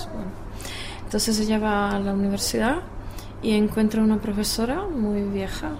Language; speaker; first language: Spanish; non-native, fluent; Czech